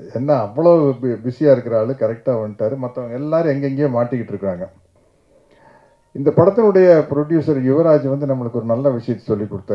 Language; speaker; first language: Tamil; native; Tamil